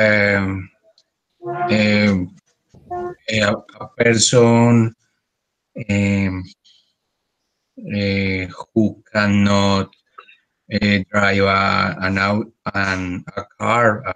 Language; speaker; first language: English; non-native, learner; Spanish